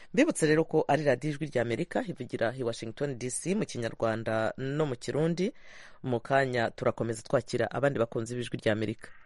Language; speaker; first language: Kinyarwanda; native; Kinyarwanda